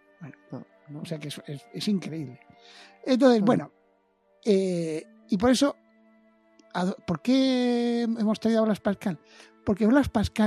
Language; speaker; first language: Spanish; native; Spanish